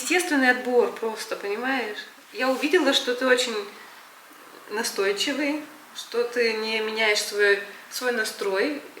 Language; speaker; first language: Russian; native; Russian